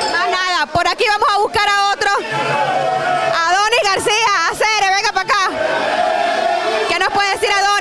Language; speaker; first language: Spanish; native; Spanish